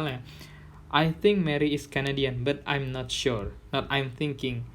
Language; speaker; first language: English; non-native, fluent; Indonesian